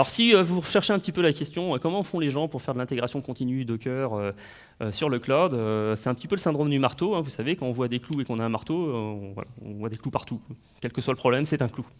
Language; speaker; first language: French; native; French